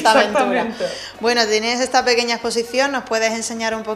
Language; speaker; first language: Spanish; native; Spanish